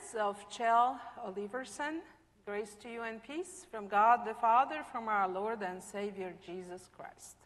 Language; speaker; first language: English; non-native, fluent; Polish